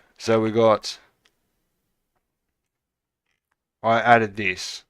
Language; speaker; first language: English; native; English